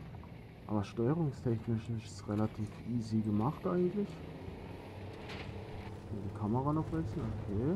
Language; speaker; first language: German; native; German